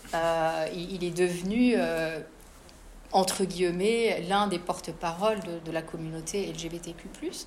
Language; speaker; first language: French; non-native, local second language; Arabic